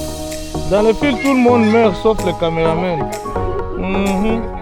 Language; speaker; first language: French; non-native, local second language; Swahili